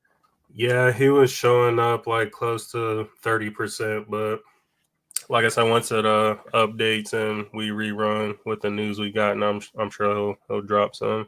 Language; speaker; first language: English; native; English